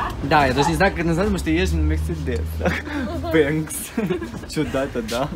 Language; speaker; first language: Russian; native; Russian